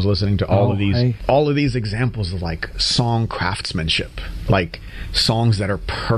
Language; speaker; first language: English; native; English